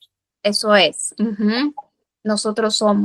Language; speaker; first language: Spanish; non-native, fluent; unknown